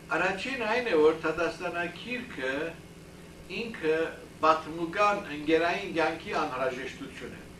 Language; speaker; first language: Armenian; early bilingual, heritage; Armenian